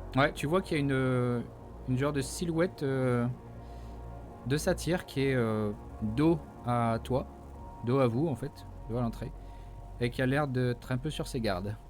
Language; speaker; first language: French; native; French